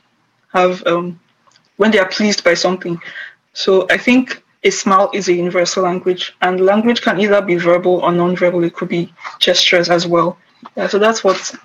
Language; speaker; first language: English; non-native, local second language; Igbo